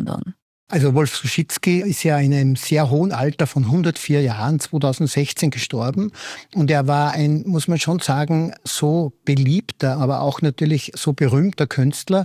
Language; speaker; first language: German; native; German